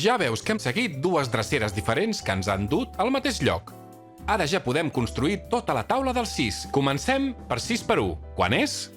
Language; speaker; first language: Catalan; native; Catalan